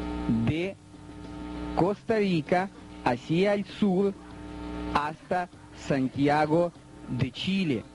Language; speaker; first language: Spanish; non-native, fluent; Russian